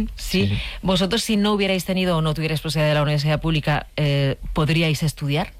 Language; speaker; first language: Spanish; native; Spanish